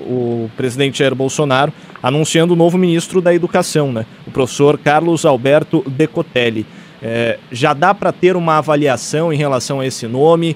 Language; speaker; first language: Portuguese; native; Portuguese